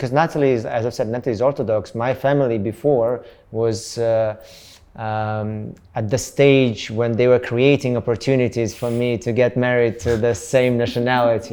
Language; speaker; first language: English; non-native, fluent; Russian